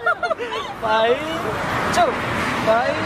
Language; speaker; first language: Japanese; non-native, learner; Indonesian